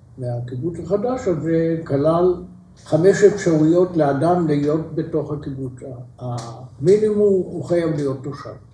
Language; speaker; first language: Hebrew; native; Hebrew